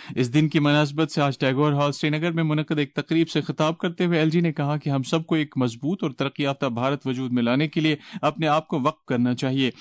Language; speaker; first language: Urdu; non-native, local second language; Kashmiri